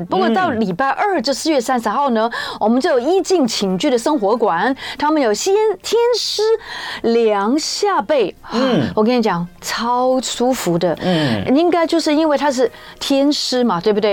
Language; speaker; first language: Chinese; native; Chinese